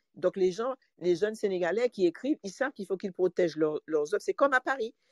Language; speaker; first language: French; native; French